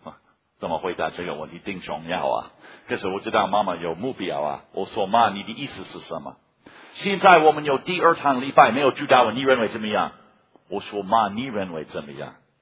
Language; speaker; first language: Chinese; non-native, fluent; English